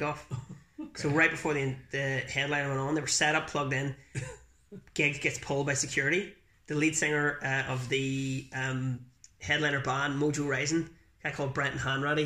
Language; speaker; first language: English; native; English